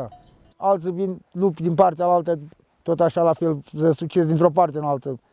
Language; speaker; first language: Romanian; native; Romanian